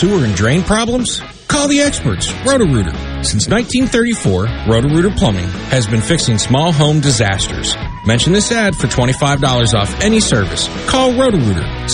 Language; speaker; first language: English; native; English